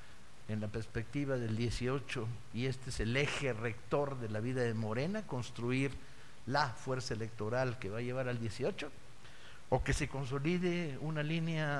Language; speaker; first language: Spanish; native; Spanish